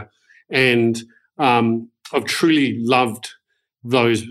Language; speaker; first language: English; native; English